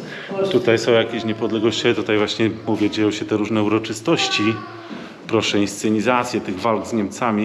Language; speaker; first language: Polish; native; Polish